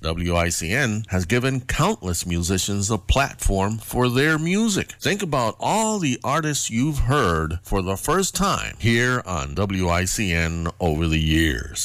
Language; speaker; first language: English; native; English